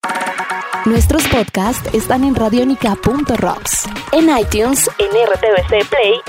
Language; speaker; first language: Spanish; native; Spanish